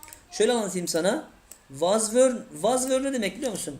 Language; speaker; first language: English; non-native, fluent; Turkish